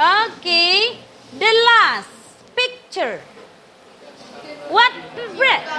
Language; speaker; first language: English; non-native, learner; Indonesian